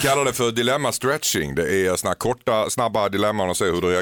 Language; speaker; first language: Swedish; native; Swedish